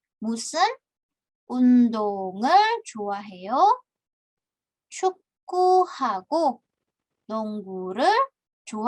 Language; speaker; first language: Korean; non-native, fluent; Indonesian